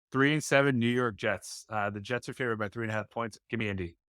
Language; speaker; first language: English; native; English